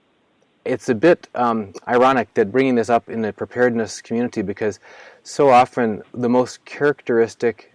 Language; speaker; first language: English; native; English